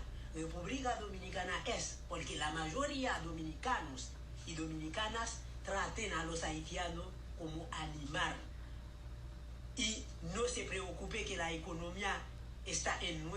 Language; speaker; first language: Spanish; non-native, learner; Haitian Creole